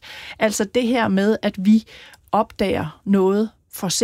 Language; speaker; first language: Danish; native; Danish